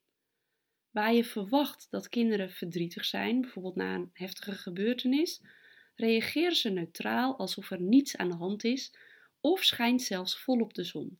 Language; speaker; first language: Dutch; native; Dutch